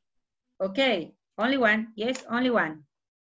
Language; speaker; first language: English; non-native, fluent; Spanish